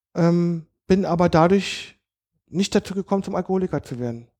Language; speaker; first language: German; native; German